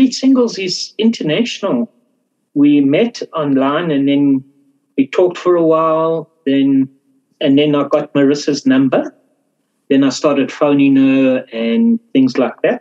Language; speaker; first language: English; native; English